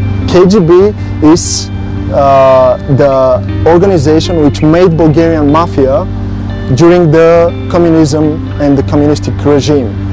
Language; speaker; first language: English; non-native, fluent; Bulgarian